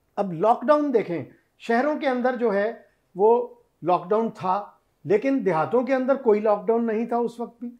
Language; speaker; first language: Urdu; non-native, local second language; Punjabi